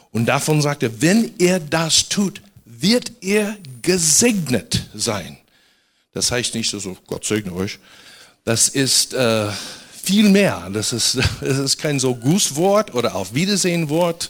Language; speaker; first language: German; non-native, fluent; English